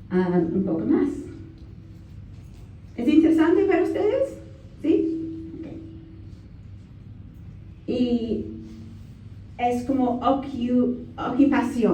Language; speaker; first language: Spanish; non-native, learner; English